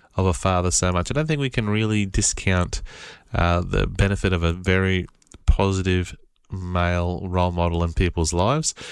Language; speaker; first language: English; native; English